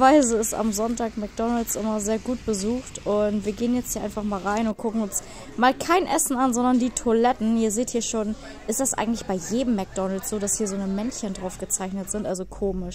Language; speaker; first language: German; native; German